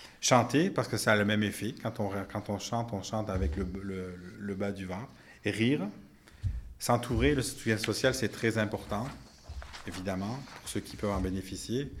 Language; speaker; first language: French; native; French